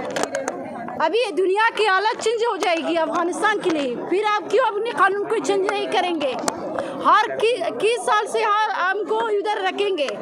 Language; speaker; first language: Hindi; non-native, fluent; Persian